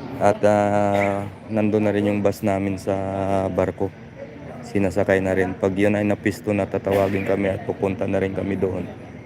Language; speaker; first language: Filipino; non-native, local second language; Hiligaynon